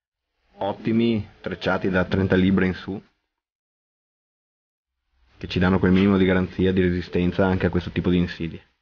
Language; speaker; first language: Italian; native; Italian